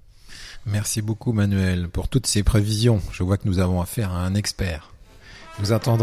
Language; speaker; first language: French; native; French